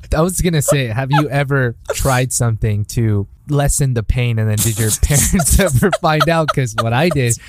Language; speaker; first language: English; native; English